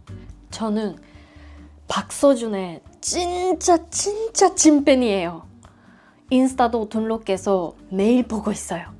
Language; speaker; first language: Korean; non-native, fluent; Japanese